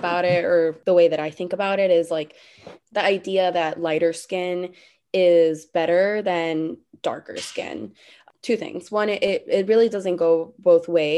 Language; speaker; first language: English; non-native, fluent; Spanish